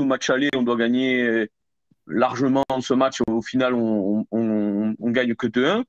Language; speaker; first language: French; native; French